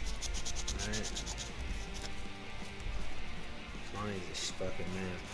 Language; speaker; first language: English; native; English